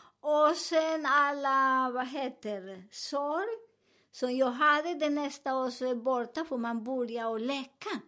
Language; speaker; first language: Swedish; non-native, fluent; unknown